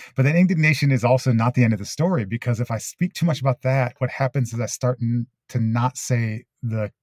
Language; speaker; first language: English; early bilingual, other home language; Japanese